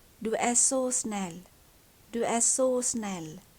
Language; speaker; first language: Swedish; non-native, learner; Thai